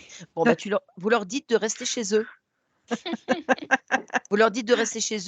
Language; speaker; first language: French; native; French